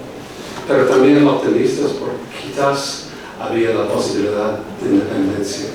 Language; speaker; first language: Spanish; non-native, fluent; English